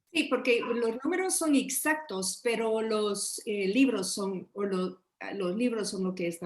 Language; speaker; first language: Spanish; early bilingual, heritage; English